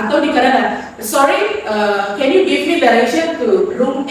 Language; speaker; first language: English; non-native, fluent; Indonesian